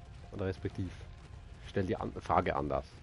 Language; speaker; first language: German; native; German